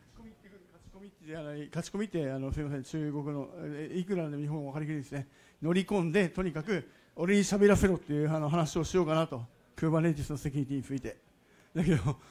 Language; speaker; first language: Japanese; native; Japanese